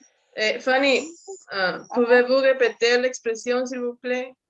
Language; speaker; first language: French; non-native, learner; Spanish